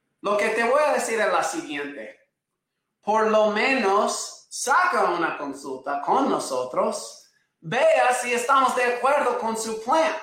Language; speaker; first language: Spanish; non-native, fluent; English